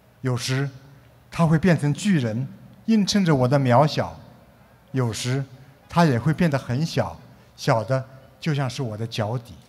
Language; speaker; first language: Chinese; native; Chinese